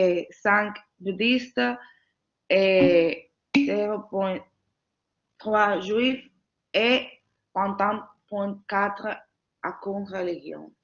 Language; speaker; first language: French; non-native, learner; Spanish